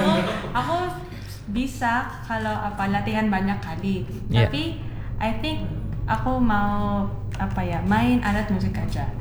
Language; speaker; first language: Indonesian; non-native, learner; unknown